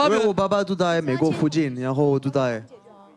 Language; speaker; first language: Chinese; non-native, fluent; French